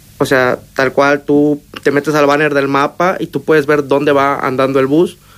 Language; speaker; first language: Spanish; native; Spanish